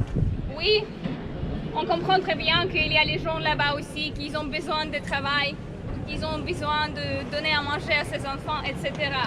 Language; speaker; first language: French; non-native, learner; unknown